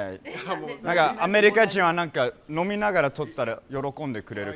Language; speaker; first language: Japanese; non-native, fluent; English